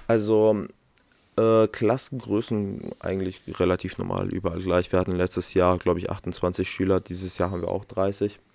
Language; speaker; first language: German; non-native, fluent; Romanian